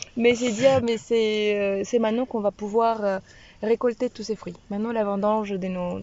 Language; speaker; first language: French; non-native, fluent; Spanish